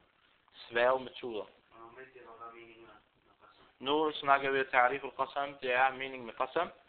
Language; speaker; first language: Danish; non-native, fluent; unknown